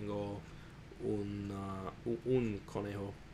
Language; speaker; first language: Spanish; non-native, learner; English